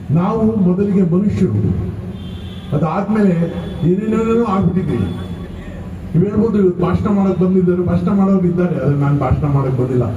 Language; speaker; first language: Kannada; native; Kannada